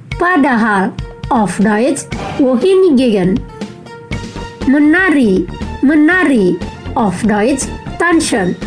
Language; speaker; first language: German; non-native, fluent; Indonesian